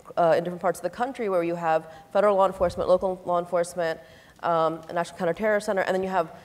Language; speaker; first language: English; native; English